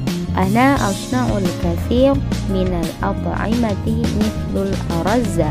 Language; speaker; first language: Arabic; non-native, learner; Indonesian